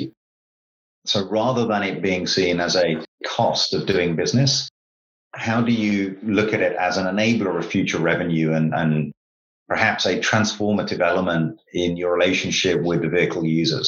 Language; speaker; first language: English; native; English